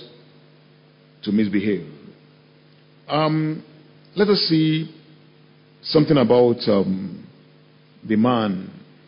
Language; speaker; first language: English; non-native, local second language; Yoruba